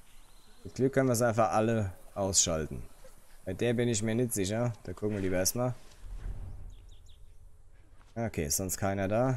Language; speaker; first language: German; native; German